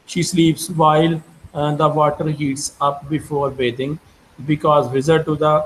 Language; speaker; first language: English; non-native, local second language; Urdu